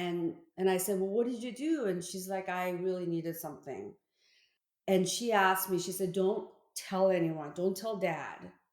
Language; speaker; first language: English; early bilingual, other home language; Korean